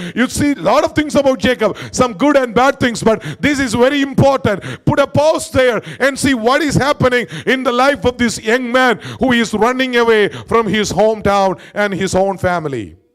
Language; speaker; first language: English; non-native, local second language; Malayalam